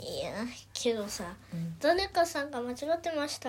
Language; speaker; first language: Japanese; early bilingual, other home language; Korean